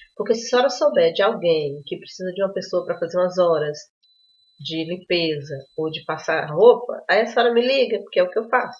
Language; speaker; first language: Portuguese; native; Portuguese